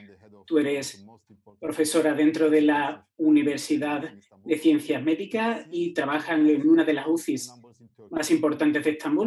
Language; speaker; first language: Spanish; non-native, fluent; Turkish